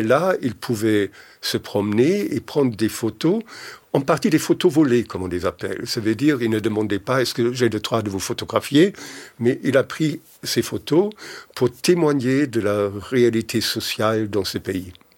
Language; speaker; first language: French; non-native, fluent; German